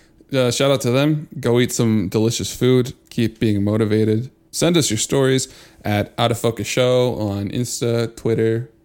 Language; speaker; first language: English; early bilingual, other home language; Spanish